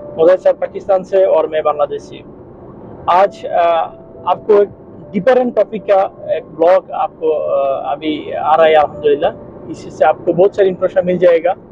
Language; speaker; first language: Hindi; non-native, fluent; Bangla